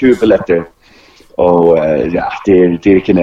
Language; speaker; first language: Danish; non-native, local second language; Faroese